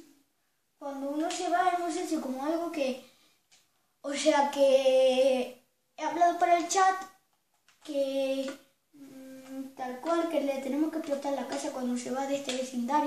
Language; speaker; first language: Spanish; native; Spanish